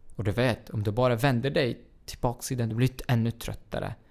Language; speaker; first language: Swedish; non-native, fluent; Arabic